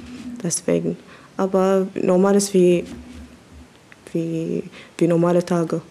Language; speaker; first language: German; non-native, learner; Arabic